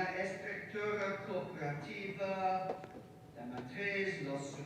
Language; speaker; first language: Spanish; non-native, learner; English